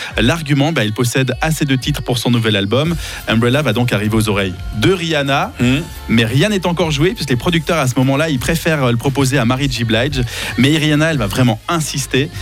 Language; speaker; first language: French; native; French